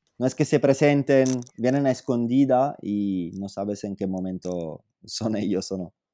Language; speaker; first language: Spanish; non-native, fluent; Italian